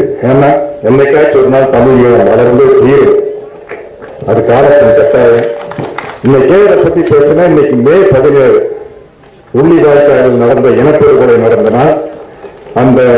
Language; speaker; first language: Tamil; native; Tamil